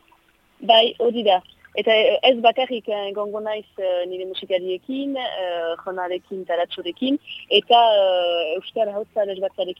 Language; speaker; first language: Basque; non-native, local second language; French